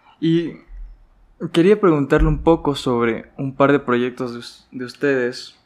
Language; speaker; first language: Spanish; native; Spanish